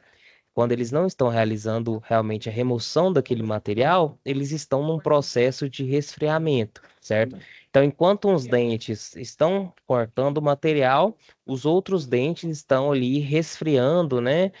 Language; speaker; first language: Portuguese; native; Portuguese